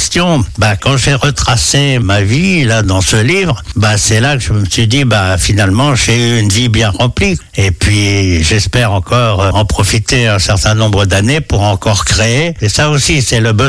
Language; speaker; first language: French; native; French